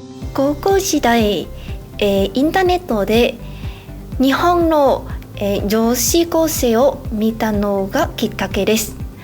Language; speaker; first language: Japanese; non-native, learner; Vietnamese